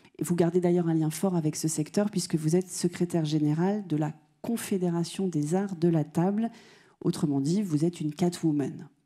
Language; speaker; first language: French; native; French